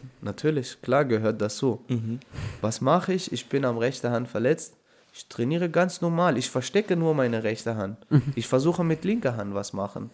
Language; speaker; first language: German; non-native, fluent; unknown